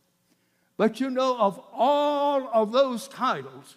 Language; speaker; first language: English; native; English